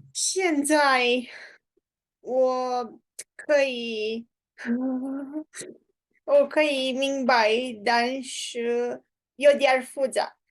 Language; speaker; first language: Chinese; non-native, learner; Romanian